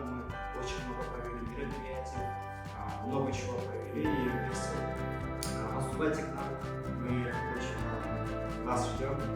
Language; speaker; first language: Russian; non-native, local second language; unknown